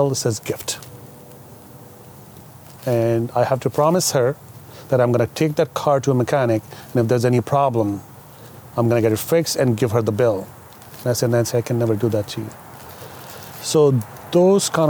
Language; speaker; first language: English; non-native, local second language; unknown